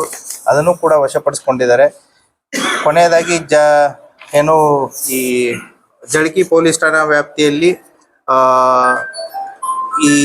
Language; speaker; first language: Kannada; native; Kannada